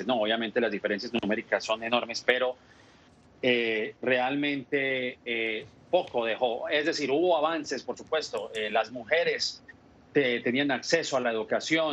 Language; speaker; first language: Spanish; native; Spanish